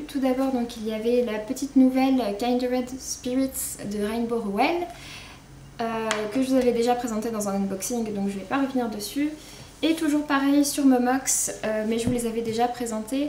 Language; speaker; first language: French; native; French